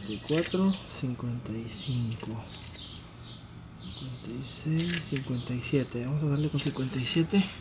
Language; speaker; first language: Spanish; native; Spanish